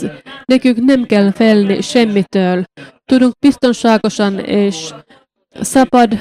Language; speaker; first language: Hungarian; non-native, learner; Finnish